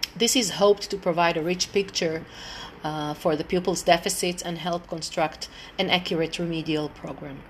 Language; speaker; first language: English; non-native, fluent; Hebrew